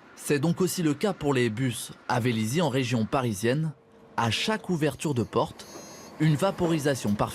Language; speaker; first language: French; native; French